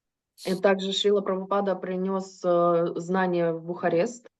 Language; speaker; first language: Russian; native; Russian